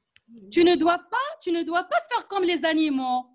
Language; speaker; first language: French; non-native, local second language; Arabic